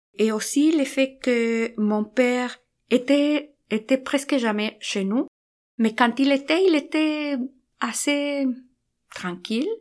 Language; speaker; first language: French; non-native, fluent; Spanish